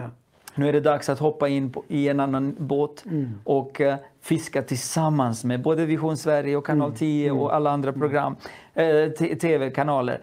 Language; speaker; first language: Swedish; non-native, fluent; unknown